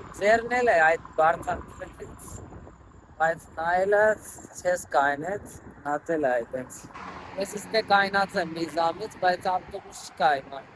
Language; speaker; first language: Armenian; non-native, learner; Hindi